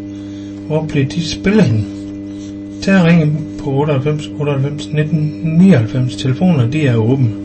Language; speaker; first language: Danish; native; Danish